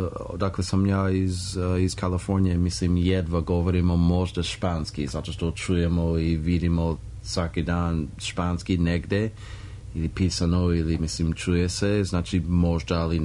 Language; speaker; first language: Serbian; non-native, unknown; English